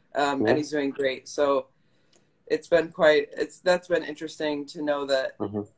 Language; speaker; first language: English; native; English